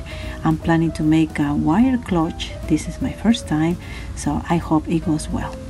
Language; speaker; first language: English; non-native, fluent; Spanish